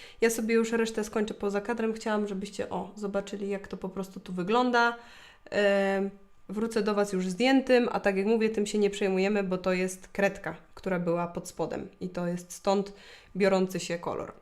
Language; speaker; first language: Polish; native; Polish